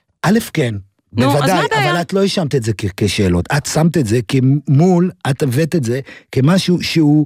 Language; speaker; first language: Hebrew; native; Hebrew